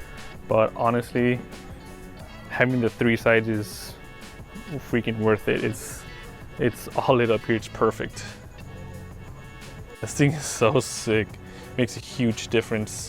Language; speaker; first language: English; native; English